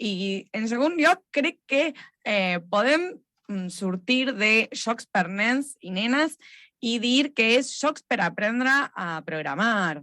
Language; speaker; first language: Catalan; non-native, local second language; Spanish